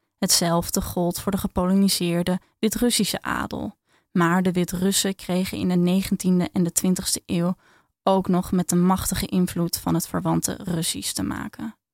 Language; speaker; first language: Dutch; native; Dutch